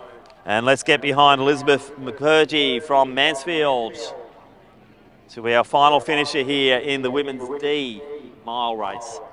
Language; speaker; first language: English; native; English